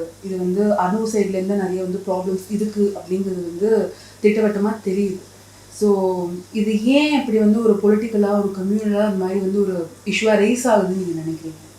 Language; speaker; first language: Tamil; native; Tamil